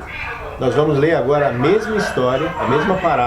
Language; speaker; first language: Portuguese; native; Portuguese